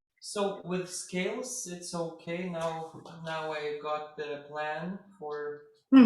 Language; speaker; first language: English; non-native, fluent; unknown